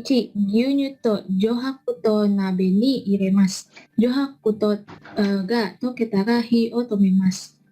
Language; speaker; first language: Japanese; non-native, learner; Indonesian